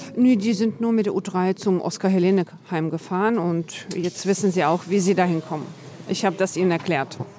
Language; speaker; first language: German; non-native, fluent; Ukrainian